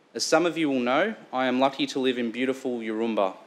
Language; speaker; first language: English; native; English